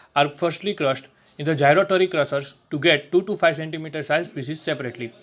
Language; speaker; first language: English; non-native, local second language; Gujarati